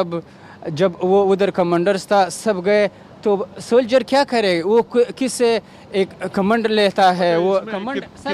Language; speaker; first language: Hindi; non-native, learner; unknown